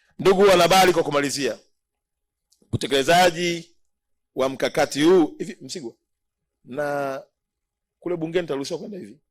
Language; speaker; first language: Swahili; native; Swahili